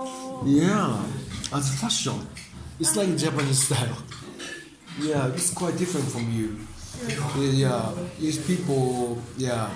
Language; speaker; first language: English; non-native, learner; Japanese